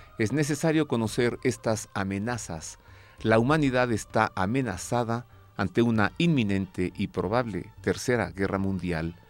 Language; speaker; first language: Spanish; native; Spanish